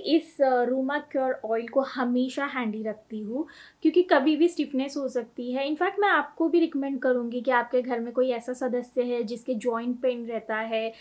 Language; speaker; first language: Hindi; native; Hindi